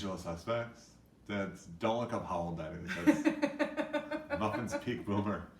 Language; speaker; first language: English; native; English